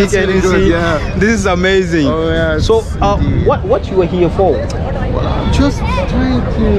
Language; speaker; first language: English; non-native, fluent; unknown